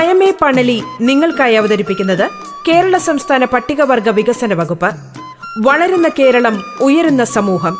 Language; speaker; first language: Malayalam; native; Malayalam